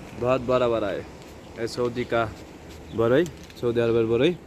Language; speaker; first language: Hindi; non-native, learner; Bangla